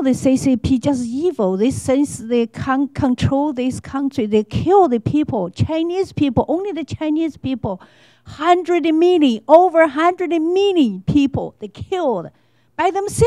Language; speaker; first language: English; non-native, learner; Chinese